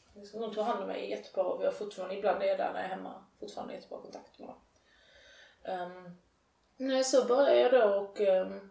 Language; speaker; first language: Swedish; early bilingual, other home language; Persian